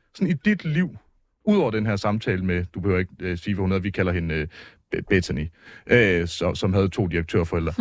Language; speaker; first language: Danish; native; Danish